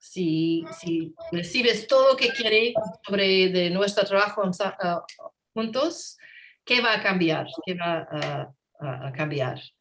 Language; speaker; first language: Spanish; non-native, learner; English